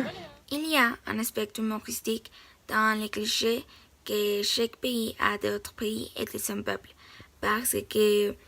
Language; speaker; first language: French; non-native, learner; Spanish